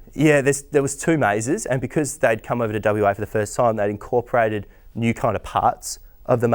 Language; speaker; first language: English; native; English